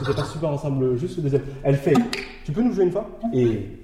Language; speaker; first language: French; non-native, fluent; Portuguese